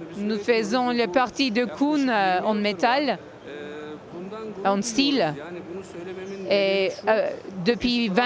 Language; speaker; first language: French; non-native, learner; Turkish